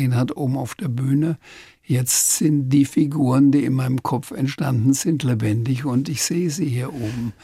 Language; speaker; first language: German; native; German